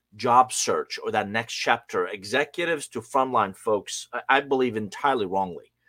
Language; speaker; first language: English; non-native, fluent; Persian